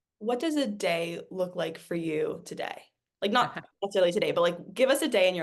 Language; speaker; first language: English; native; English